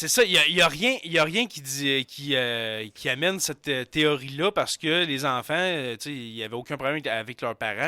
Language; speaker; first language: French; native; French